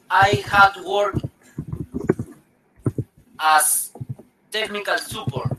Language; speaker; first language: English; non-native, learner; Spanish